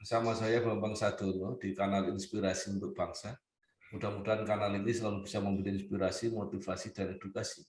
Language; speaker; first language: Indonesian; native; Indonesian